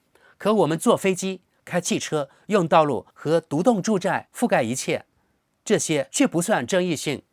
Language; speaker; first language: Chinese; native; Chinese